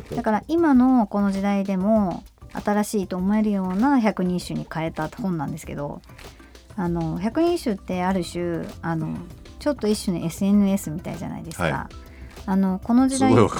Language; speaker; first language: Japanese; native; Japanese